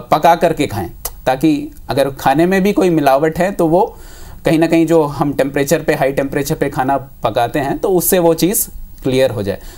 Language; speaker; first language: Hindi; native; Hindi